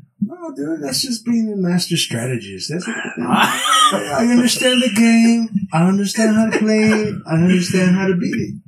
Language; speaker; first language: English; early bilingual, other home language; Spanish